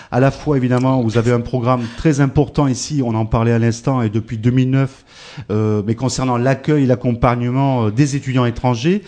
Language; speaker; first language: French; native; French